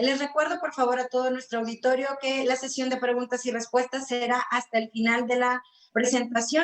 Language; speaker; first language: Spanish; native; Spanish